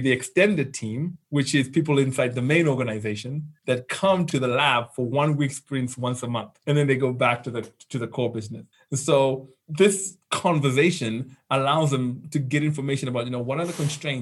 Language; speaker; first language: English; non-native, local second language; Shona